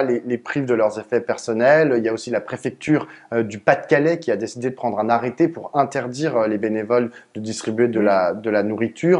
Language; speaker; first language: French; native; French